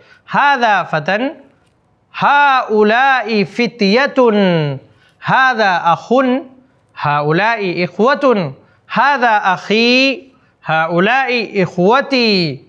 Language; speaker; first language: Arabic; non-native, fluent; Urdu